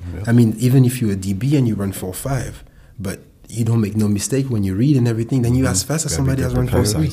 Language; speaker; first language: English; non-native, fluent; French